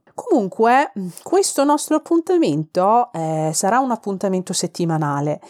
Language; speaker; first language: Italian; non-native, fluent; Persian